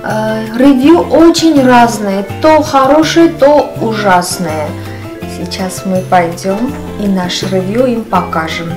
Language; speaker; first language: Russian; non-native, fluent; Armenian